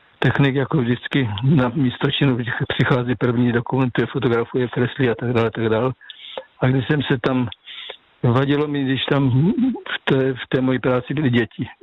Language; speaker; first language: Czech; native; Czech